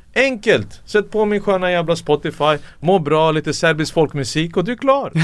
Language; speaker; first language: Swedish; early bilingual, other home language; Serbian